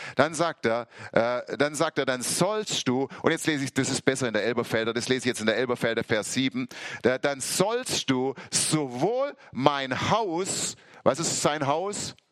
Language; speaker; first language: German; native; German